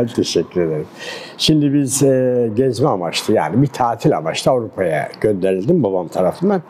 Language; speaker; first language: Turkish; native; Turkish